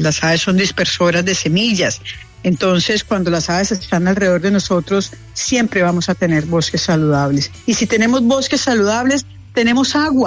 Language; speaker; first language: Spanish; native; Spanish